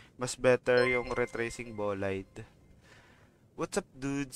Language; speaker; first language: English; non-native, local second language; Filipino